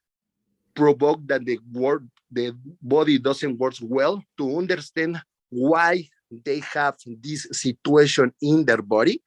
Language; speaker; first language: English; non-native, learner; Spanish